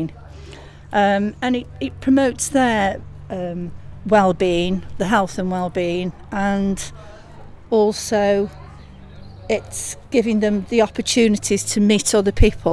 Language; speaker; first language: English; native; English